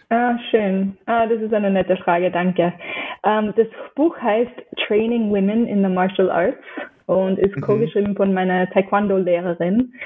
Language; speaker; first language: German; non-native, fluent; English